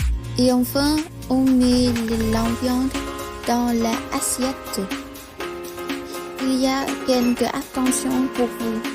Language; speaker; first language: French; non-native, learner; Vietnamese